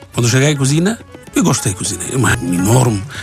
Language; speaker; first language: Portuguese; non-native, learner; Bangla